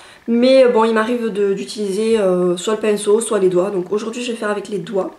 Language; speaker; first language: French; native; French